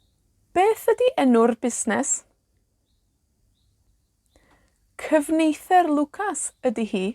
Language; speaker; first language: Welsh; non-native, fluent; Spanish